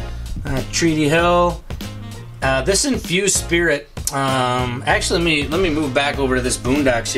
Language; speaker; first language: English; native; English